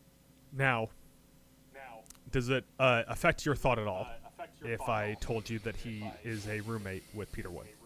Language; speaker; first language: English; native; English